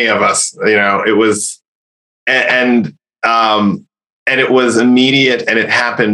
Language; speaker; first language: English; native; English